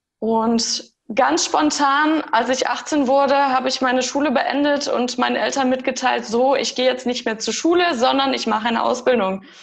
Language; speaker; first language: German; early bilingual, heritage; German